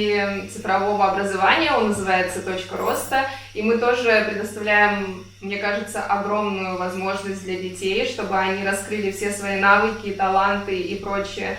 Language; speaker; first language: Russian; native; Russian